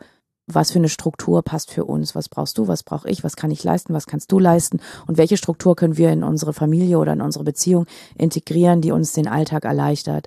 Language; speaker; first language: German; native; German